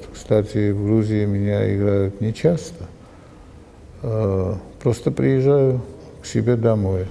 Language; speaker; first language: Russian; non-native, fluent; Georgian